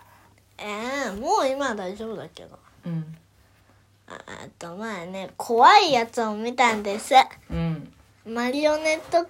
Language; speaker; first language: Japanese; early bilingual, other home language; Korean